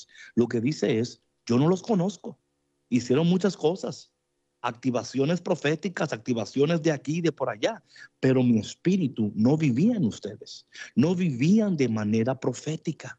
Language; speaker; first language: Spanish; native; Spanish